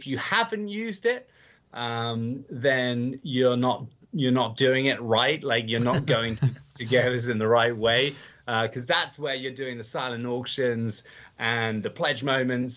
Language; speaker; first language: English; native; English